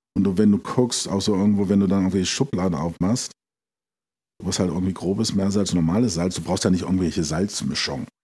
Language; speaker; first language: German; native; German